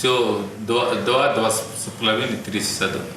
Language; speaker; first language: Russian; non-native, fluent; Nepali